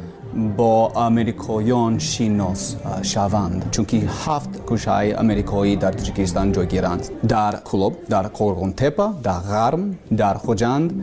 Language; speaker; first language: Persian; non-native, learner; English